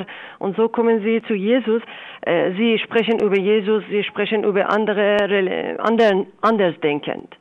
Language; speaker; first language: German; non-native, fluent; Persian